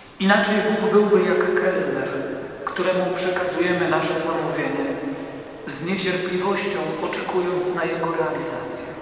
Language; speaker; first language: Polish; native; Polish